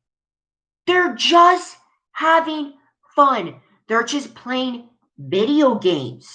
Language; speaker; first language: English; native; English